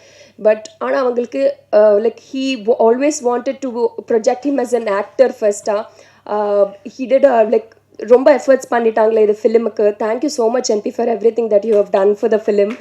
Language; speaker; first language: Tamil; non-native, learner; Telugu